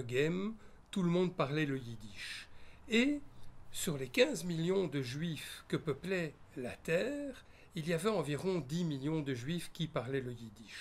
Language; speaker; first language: French; native; French